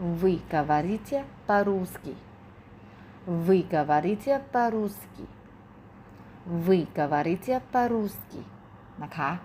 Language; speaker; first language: Russian; non-native, fluent; Thai